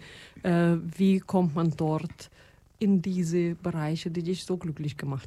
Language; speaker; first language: German; non-native, fluent; Russian